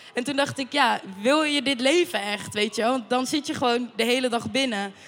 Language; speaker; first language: Dutch; native; Dutch